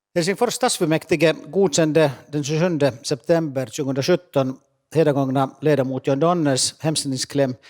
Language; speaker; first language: Swedish; non-native, local second language; Finnish